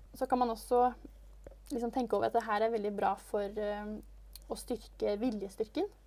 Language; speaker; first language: Norwegian; native; Norwegian